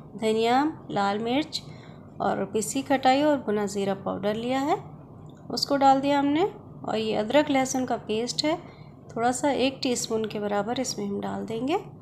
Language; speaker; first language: Hindi; native; Hindi